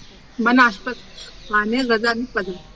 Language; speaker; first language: Persian; non-native, learner; Urdu